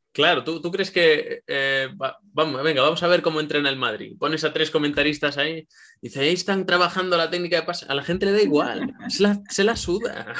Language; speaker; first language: Spanish; native; Spanish